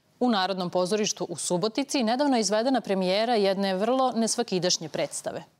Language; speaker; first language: Serbian; native; Serbian